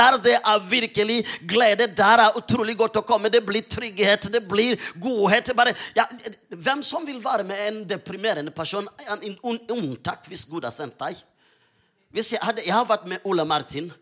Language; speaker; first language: Norwegian; non-native, fluent; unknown